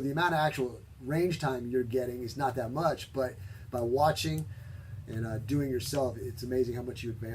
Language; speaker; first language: English; native; English